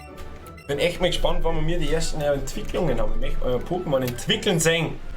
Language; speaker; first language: German; native; German